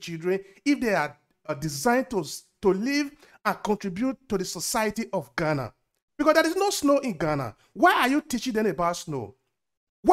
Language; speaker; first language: English; non-native, local second language; Bini